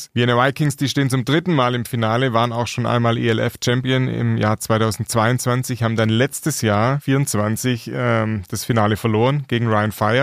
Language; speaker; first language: German; native; German